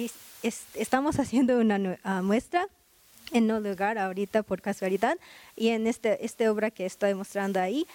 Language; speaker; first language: Spanish; non-native, learner; Japanese